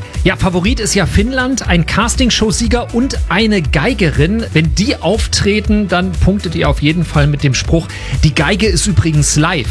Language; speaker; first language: German; native; German